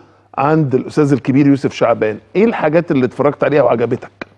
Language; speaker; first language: Arabic; native; Arabic